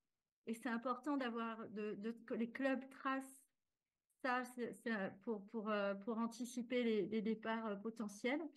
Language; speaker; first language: French; native; French